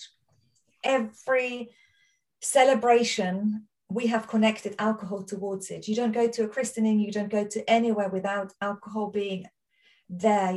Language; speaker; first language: English; non-native, fluent; German